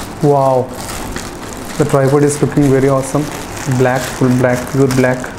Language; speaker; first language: English; non-native, local second language; Telugu